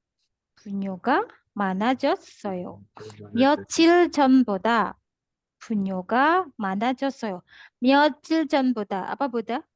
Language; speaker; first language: Korean; non-native, fluent; Indonesian